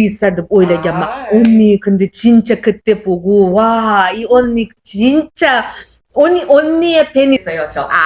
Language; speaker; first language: Korean; non-native, fluent; Uzbek